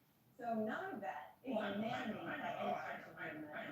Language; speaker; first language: English; native; English